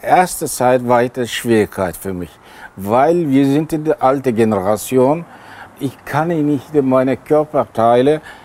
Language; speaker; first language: German; non-native, learner; Turkish